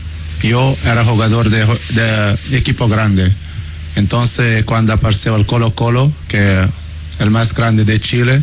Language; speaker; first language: Spanish; non-native, learner; Portuguese